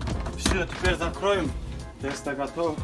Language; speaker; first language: Russian; non-native, learner; Turkmen